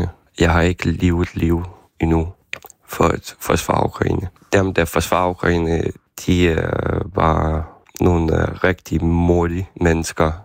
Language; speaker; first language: Danish; non-native, fluent; Ukrainian